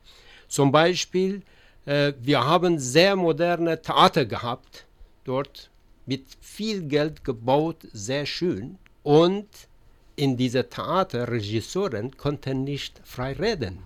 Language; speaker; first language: German; non-native, learner; Persian